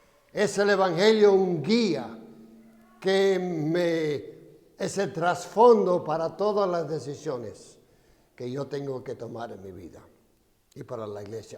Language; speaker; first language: Spanish; non-native, fluent; English